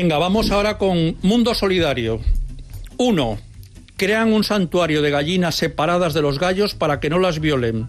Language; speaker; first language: Spanish; native; Spanish